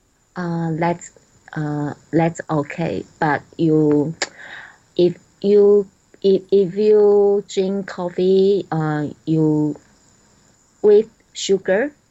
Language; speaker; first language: English; non-native, learner; Chinese